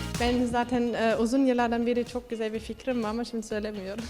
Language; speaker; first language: Turkish; early bilingual, heritage; Turkish